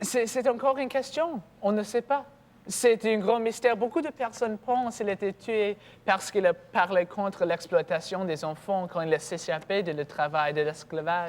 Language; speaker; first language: French; non-native, learner; English